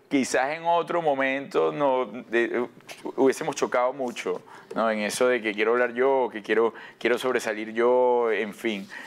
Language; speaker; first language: Spanish; native; Spanish